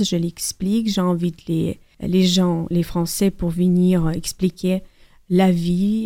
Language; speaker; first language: French; non-native, learner; Ukrainian